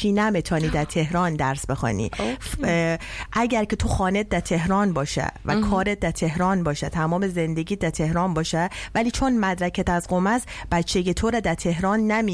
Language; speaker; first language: French; non-native, learner; Persian